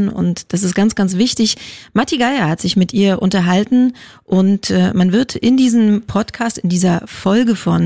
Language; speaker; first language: German; native; German